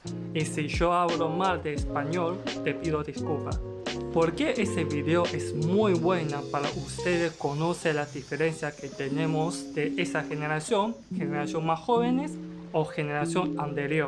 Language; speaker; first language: Spanish; non-native, learner; Chinese